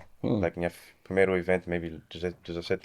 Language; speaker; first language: Portuguese; early bilingual, heritage; Kabuverdianu